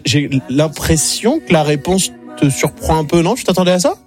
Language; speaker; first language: French; native; French